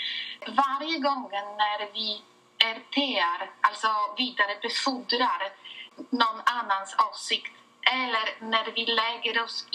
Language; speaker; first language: Swedish; non-native, fluent; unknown